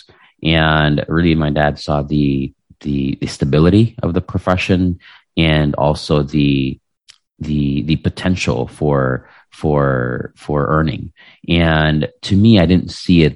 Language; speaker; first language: English; non-native, local second language; Filipino